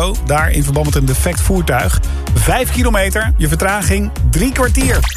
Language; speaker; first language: Dutch; native; Dutch